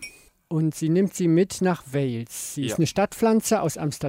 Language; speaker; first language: German; native; German